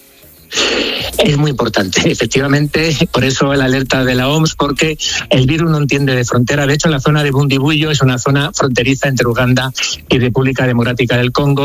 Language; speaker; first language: Spanish; native; Spanish